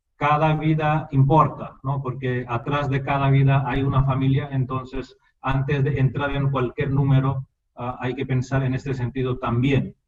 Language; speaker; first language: Spanish; non-native, fluent; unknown